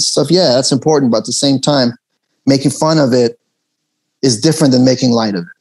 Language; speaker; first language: English; early bilingual, other home language; Persian